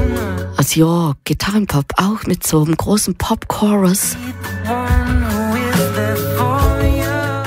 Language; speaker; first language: German; native; German